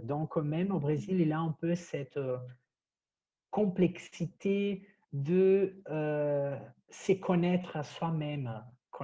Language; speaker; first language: French; non-native, fluent; Portuguese